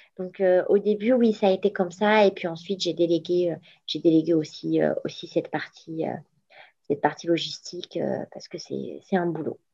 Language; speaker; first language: French; non-native, local second language; Arabic